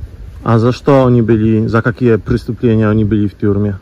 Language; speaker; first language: Russian; non-native, learner; Polish